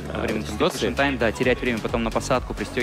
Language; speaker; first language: Russian; native; Russian